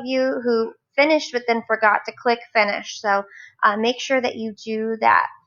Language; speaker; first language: English; native; English